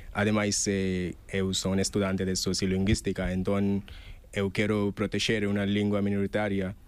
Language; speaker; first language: Galician; non-native, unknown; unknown